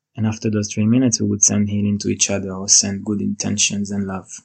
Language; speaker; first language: English; non-native, fluent; Hebrew